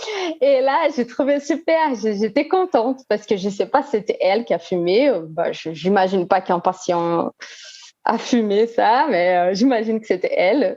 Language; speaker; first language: French; non-native, fluent; Portuguese